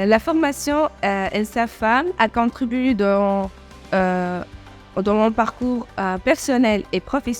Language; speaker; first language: French; non-native, local second language; Arabic